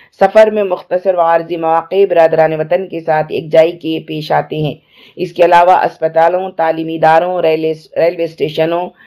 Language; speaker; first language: Urdu; native; Urdu